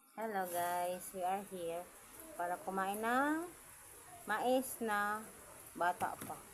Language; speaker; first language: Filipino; non-native, local second language; Cebuano